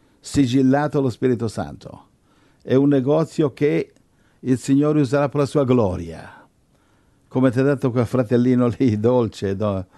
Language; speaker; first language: Italian; non-native, fluent; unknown